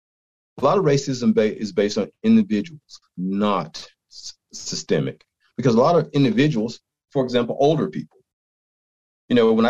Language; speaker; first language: English; native; English